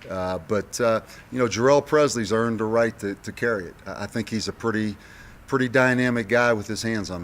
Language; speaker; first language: English; native; English